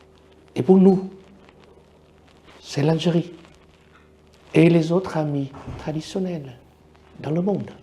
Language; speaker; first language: French; non-native, fluent; Vietnamese